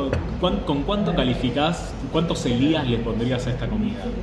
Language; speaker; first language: Spanish; native; Spanish